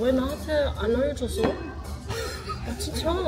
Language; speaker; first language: Korean; non-native, learner; German